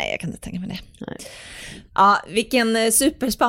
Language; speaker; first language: Swedish; native; Swedish